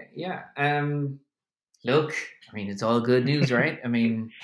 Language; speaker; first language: English; native; English